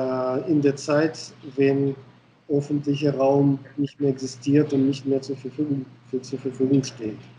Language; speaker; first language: German; non-native, fluent; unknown